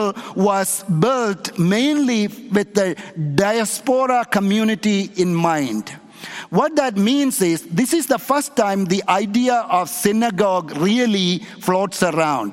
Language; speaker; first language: English; non-native, local second language; Malayalam